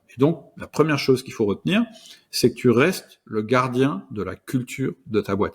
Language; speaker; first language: French; native; French